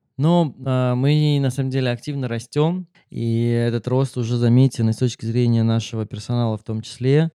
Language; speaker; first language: Russian; native; Russian